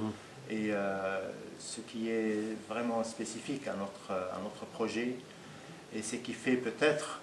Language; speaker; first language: French; non-native, fluent; Arabic